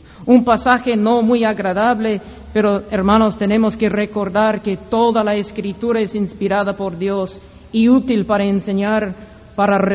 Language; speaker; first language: Spanish; non-native, fluent; English